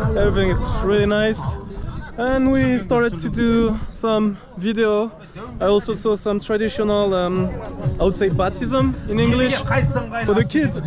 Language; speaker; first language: English; non-native, fluent; French